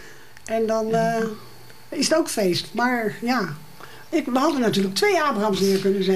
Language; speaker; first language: Dutch; native; Dutch